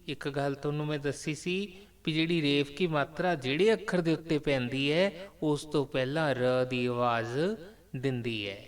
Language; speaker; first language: Hindi; non-native, local second language; Punjabi